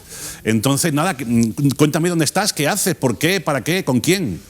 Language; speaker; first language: Spanish; native; Spanish